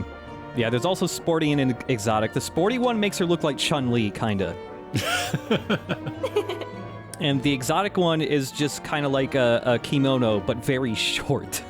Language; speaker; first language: English; native; English